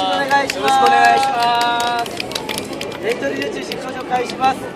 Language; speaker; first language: Japanese; non-native, learner; Korean